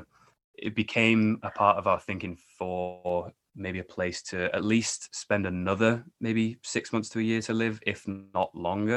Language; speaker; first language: English; native; English